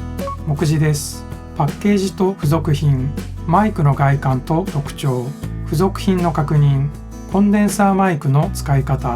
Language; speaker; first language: Japanese; native; Japanese